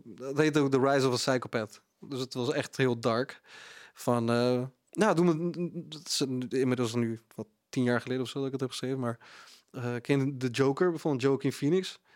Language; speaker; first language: Dutch; early bilingual, other home language; Punjabi